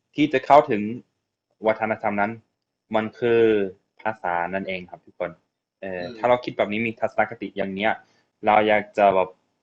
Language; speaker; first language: Thai; non-native, fluent; English